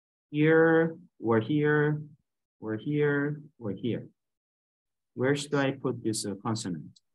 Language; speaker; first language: English; non-native, fluent; Korean